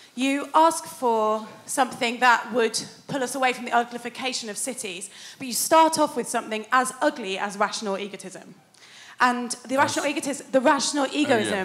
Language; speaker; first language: English; native; English